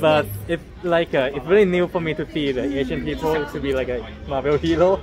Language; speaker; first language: English; non-native, fluent; Thai